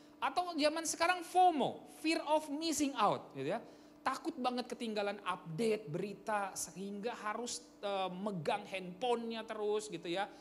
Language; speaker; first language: Indonesian; native; Indonesian